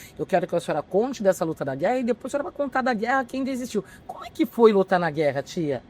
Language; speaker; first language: Portuguese; native; Portuguese